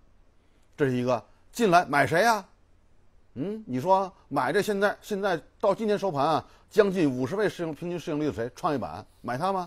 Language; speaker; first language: Chinese; native; Chinese